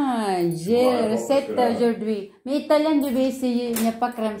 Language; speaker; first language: French; non-native, learner; Filipino